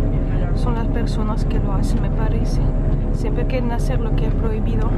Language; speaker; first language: Spanish; non-native, fluent; Russian